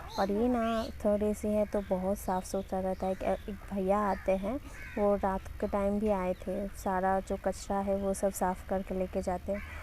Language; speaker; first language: Hindi; non-native, local second language; Bangla